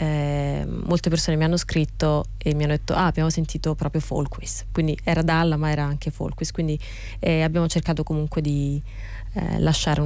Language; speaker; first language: Italian; native; Italian